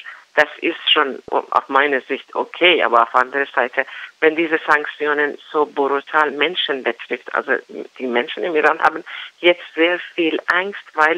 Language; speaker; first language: German; non-native, learner; Persian